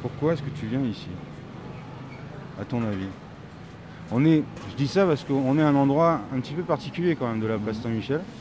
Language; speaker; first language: French; native; French